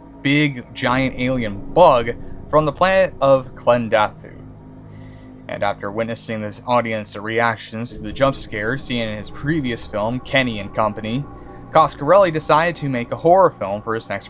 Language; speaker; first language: English; native; English